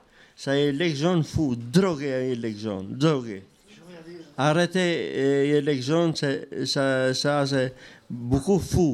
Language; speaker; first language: French; non-native, learner; Albanian